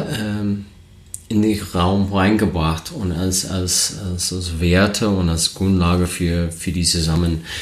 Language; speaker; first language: German; non-native, learner; English